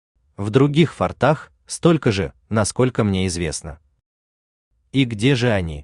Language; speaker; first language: Russian; native; Russian